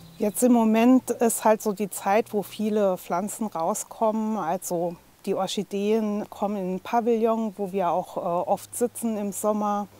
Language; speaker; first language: German; native; German